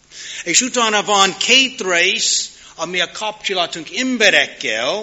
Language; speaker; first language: Hungarian; non-native, learner; English